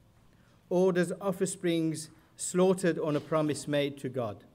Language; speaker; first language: English; non-native, fluent; Persian